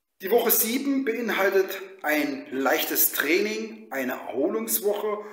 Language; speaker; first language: German; native; German